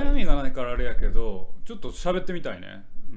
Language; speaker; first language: Japanese; native; Japanese